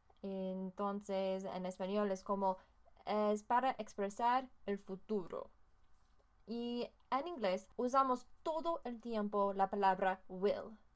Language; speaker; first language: Spanish; non-native, learner; English